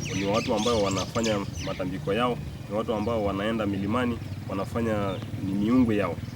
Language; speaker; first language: Swahili; non-native, local second language; Masai